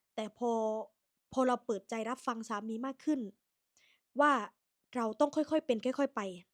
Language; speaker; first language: Thai; native; Thai